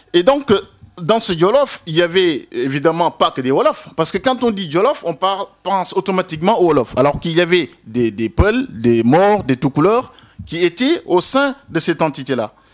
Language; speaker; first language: French; non-native, local second language; Wolof